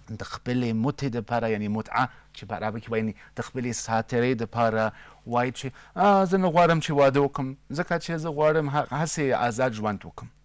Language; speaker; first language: Pashto; non-native, fluent; German